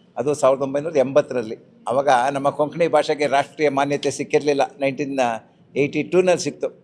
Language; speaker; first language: Kannada; non-native, local second language; Konkani